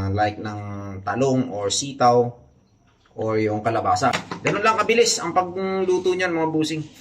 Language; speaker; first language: Filipino; non-native, local second language; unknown